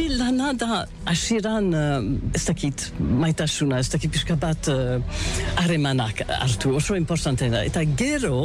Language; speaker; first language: Basque; non-native, learner; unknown